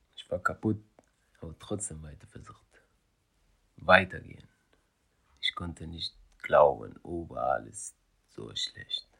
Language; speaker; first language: German; non-native, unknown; Persian